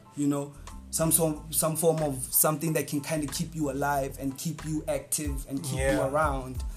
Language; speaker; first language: English; non-native, local second language; Northern Sotho